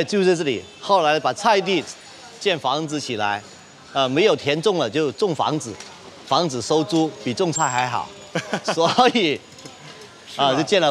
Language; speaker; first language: Chinese; native; Chinese